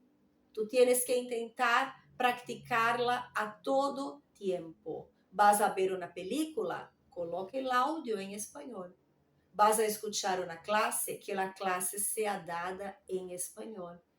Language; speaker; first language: Spanish; non-native, fluent; Portuguese